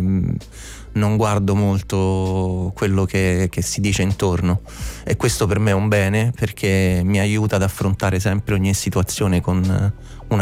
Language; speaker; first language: Italian; native; Italian